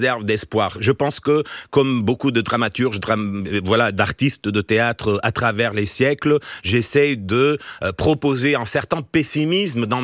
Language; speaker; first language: French; non-native, fluent; Portuguese